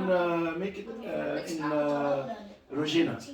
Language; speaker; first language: English; non-native, learner; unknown